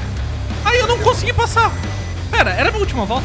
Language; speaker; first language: Portuguese; native; Portuguese